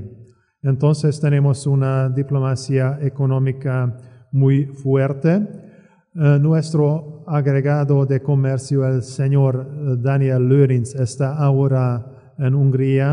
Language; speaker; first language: Spanish; non-native, fluent; Hungarian